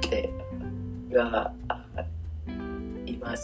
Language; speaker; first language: Japanese; non-native, learner; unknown